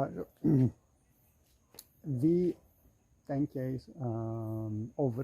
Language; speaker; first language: Dutch; non-native, learner; Turkish